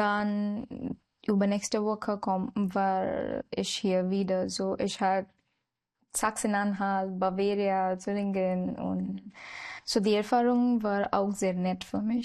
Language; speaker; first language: German; non-native, learner; Marathi